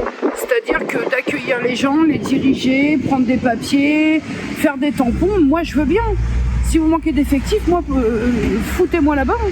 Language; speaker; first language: French; native; French